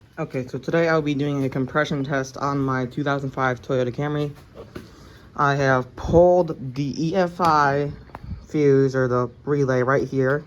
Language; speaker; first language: English; native; English